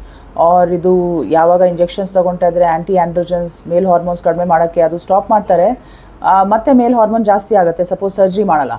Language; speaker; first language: Kannada; non-native, fluent; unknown